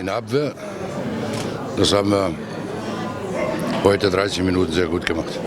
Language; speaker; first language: German; non-native, fluent; Croatian